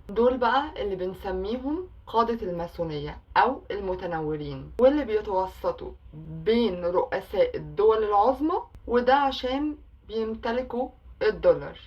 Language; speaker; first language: Arabic; native; Arabic